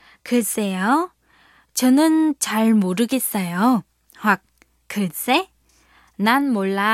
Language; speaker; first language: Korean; non-native, fluent; Vietnamese